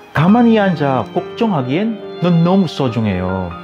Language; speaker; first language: Korean; non-native, learner; Filipino